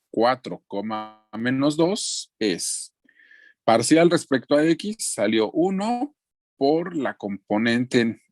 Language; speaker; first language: Spanish; native; Spanish